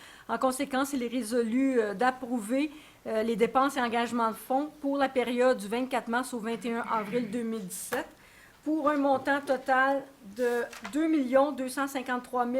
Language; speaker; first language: French; native; French